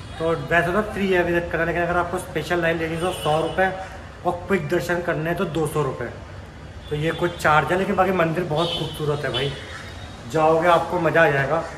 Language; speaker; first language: Hindi; native; Hindi